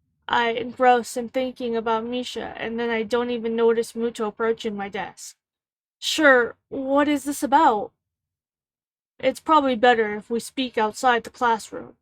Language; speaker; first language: English; native; English